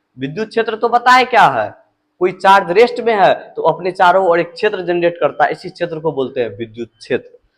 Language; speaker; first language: Hindi; native; Hindi